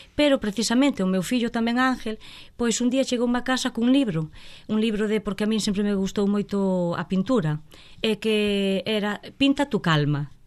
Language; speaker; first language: Galician; non-native, local second language; Spanish